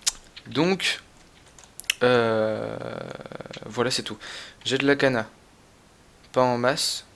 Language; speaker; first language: French; native; French